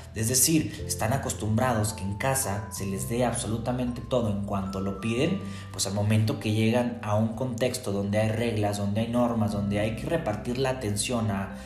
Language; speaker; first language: Spanish; native; Spanish